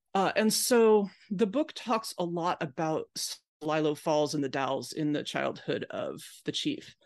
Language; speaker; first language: English; native; English